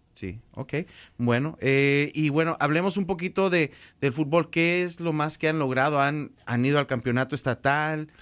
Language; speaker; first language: Spanish; native; Spanish